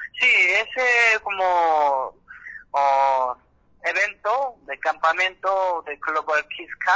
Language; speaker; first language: Spanish; non-native, learner; Korean